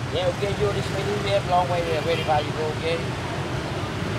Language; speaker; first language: English; non-native, learner; Vietnamese